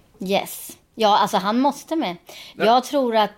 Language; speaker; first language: Swedish; native; Swedish